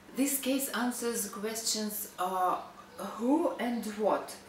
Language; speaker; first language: English; non-native, fluent; Russian